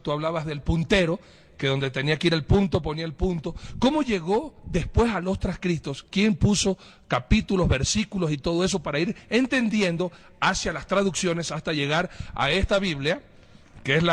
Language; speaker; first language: Spanish; native; Spanish